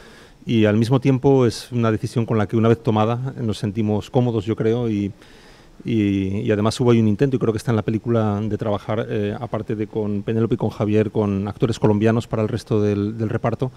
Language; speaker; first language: Spanish; native; Spanish